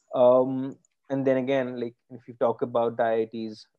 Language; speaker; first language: English; non-native, local second language; Bangla